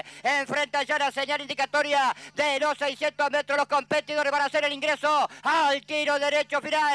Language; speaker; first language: Spanish; native; Spanish